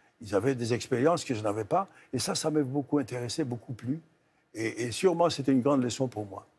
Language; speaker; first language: French; non-native, fluent; Greek